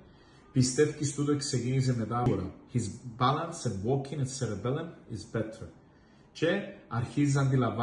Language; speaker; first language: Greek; native; Greek